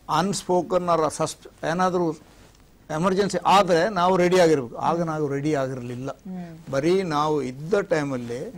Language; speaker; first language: Kannada; non-native, local second language; Kodava